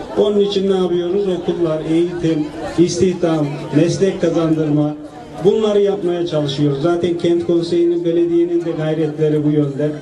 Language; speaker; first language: Turkish; native; Turkish